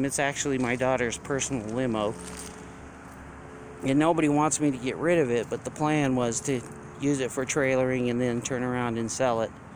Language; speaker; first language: English; native; English